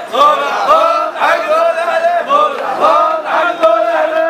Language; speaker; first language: Arabic; native; Arabic